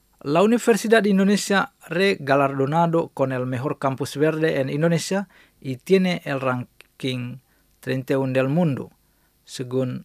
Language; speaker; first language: Spanish; non-native, fluent; Indonesian